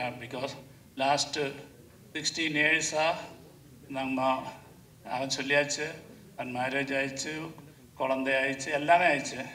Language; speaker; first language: Tamil; non-native, learner; Malayalam